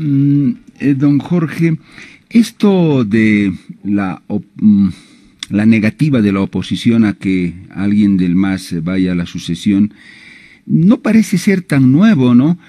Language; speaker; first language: Spanish; native; Spanish